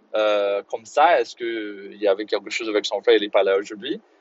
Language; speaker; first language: French; non-native, fluent; English